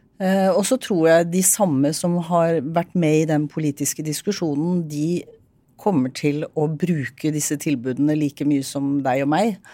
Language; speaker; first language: Norwegian; native; Norwegian